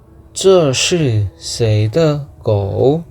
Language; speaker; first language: Chinese; non-native, fluent; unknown